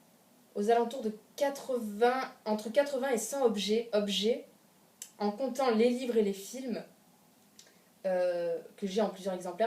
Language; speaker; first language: French; native; French